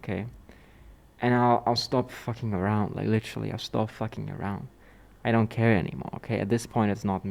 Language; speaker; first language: English; non-native, fluent; German